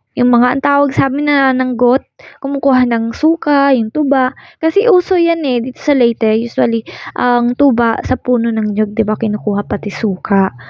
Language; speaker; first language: Filipino; non-native, local second language; Waray